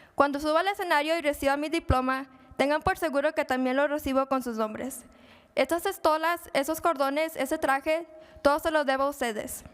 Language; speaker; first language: Spanish; early bilingual, heritage; Spanish